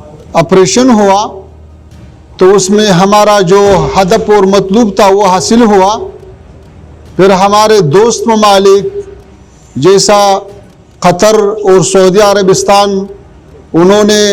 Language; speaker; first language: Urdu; non-native, fluent; Pashto